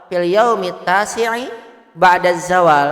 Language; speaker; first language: Arabic; non-native, fluent; Indonesian